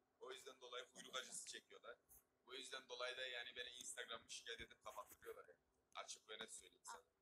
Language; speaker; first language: Turkish; native; Turkish